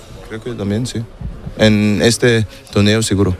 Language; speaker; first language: Spanish; non-native, learner; German